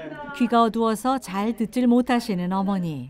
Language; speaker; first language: Korean; native; Korean